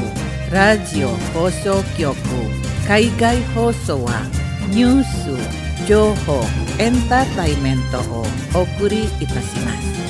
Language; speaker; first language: Japanese; non-native, fluent; Indonesian